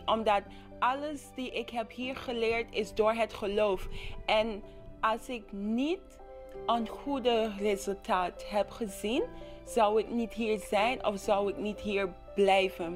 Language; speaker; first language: Dutch; non-native, local second language; English